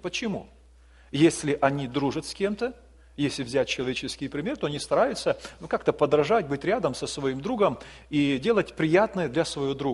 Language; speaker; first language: Russian; native; Russian